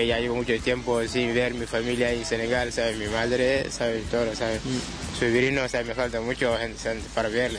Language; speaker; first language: Spanish; non-native, learner; Wolof